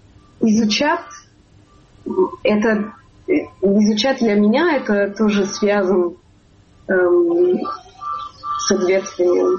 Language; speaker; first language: Russian; non-native, fluent; German